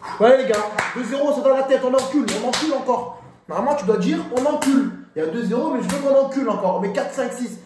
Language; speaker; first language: French; native; French